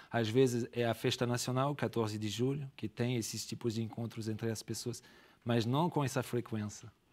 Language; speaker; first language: Portuguese; non-native, fluent; French